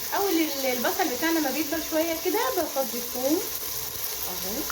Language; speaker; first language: Arabic; native; Arabic